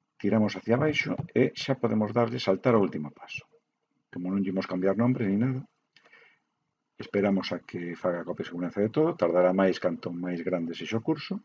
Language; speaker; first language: Galician; non-native, local second language; Spanish